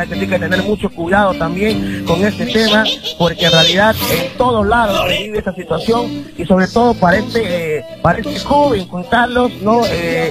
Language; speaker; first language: Spanish; native; Spanish